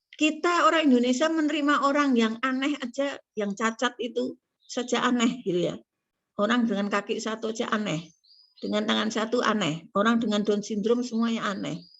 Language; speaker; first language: Indonesian; native; Indonesian